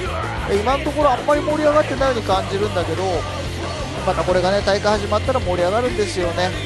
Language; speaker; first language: Japanese; native; Japanese